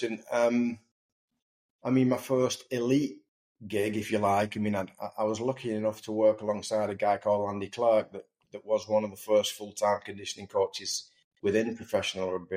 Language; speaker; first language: English; native; English